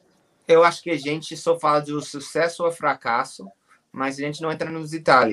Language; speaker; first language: Portuguese; non-native, learner; English